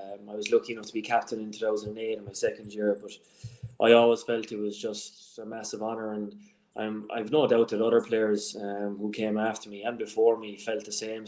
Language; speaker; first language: English; native; English